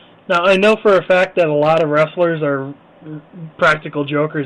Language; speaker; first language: English; native; English